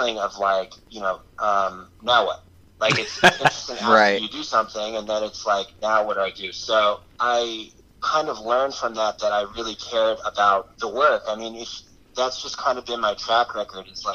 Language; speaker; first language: English; native; English